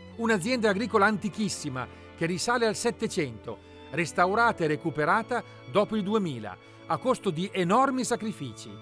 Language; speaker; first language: Italian; native; Italian